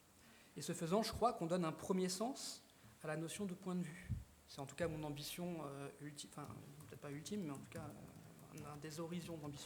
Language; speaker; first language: French; native; French